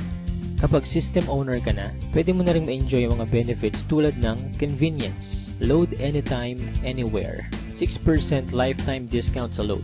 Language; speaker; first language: Filipino; native; Filipino